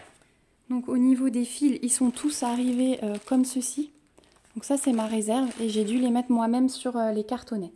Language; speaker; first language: French; native; French